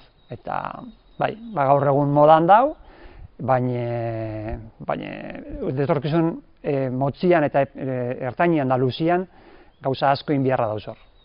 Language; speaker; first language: Basque; native; Basque